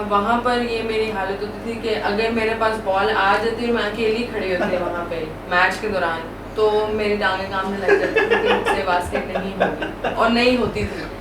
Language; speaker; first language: Urdu; native; Urdu